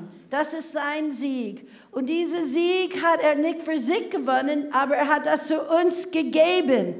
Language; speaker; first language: German; non-native, fluent; English